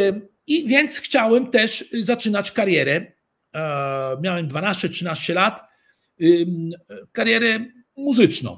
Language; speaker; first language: Polish; early bilingual, heritage; Italian